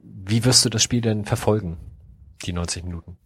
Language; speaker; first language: German; native; German